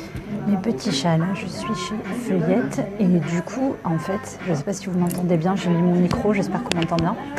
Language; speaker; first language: French; native; French